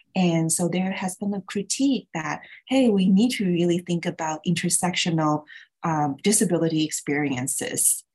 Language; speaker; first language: English; early bilingual, other home language; Thai